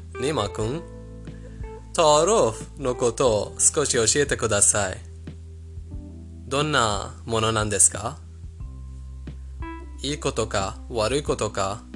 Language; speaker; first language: Japanese; non-native, fluent; Persian